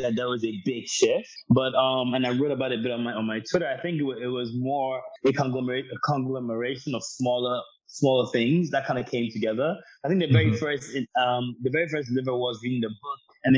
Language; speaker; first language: English; non-native, local second language; Akan